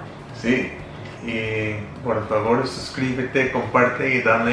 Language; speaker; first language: Spanish; non-native, learner; English